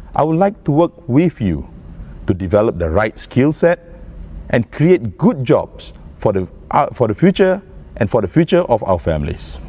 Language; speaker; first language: English; non-native, local second language; Malay